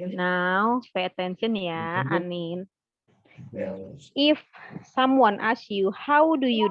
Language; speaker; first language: English; non-native, fluent; Indonesian